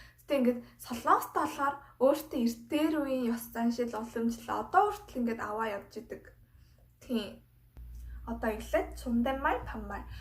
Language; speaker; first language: Mongolian; non-native, fluent; Korean